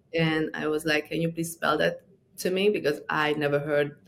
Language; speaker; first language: English; non-native, fluent; Romanian